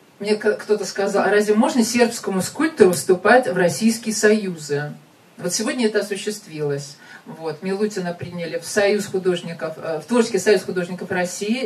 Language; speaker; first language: Russian; native; Russian